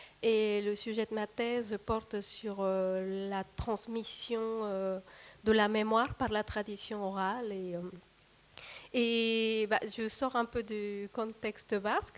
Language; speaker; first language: French; non-native, fluent; Spanish